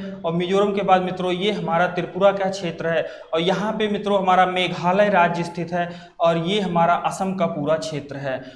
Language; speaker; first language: Hindi; native; Hindi